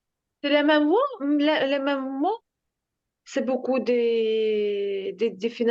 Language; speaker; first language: French; non-native, learner; Ukrainian